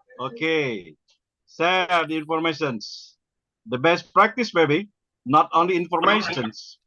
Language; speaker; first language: English; non-native, learner; Indonesian